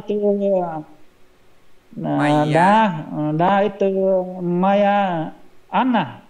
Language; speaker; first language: Russian; non-native, learner; Vietnamese